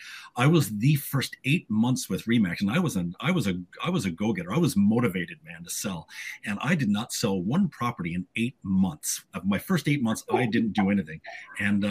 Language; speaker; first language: English; native; English